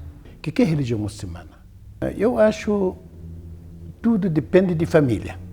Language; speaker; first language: Portuguese; non-native, learner; Arabic